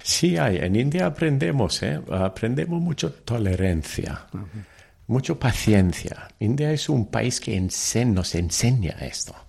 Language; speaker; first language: Spanish; early bilingual, heritage; Telugu